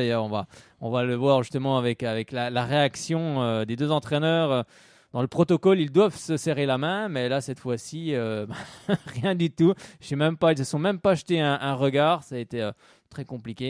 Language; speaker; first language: French; native; French